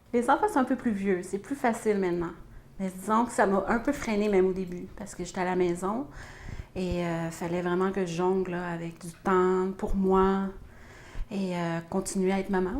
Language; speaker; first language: French; native; French